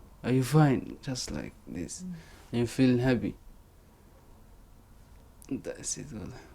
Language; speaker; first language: English; non-native, learner; Somali